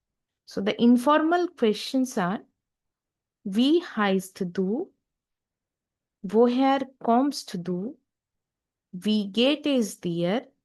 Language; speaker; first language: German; non-native, fluent; Hindi